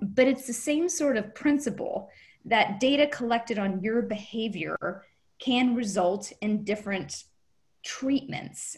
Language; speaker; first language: English; native; English